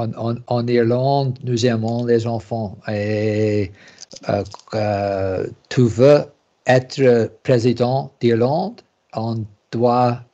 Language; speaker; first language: French; non-native, learner; English